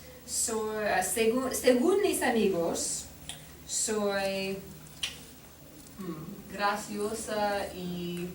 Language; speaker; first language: Spanish; non-native, learner; English